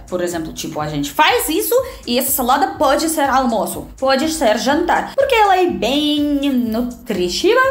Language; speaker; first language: Portuguese; non-native, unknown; Russian